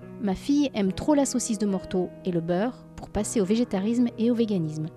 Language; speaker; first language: French; native; French